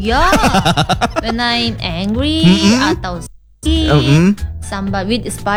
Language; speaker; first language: English; non-native, learner; Indonesian